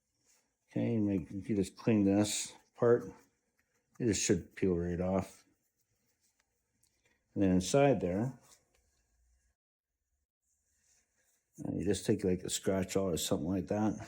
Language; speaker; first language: English; native; English